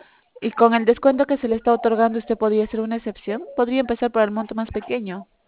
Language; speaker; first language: Spanish; native; Spanish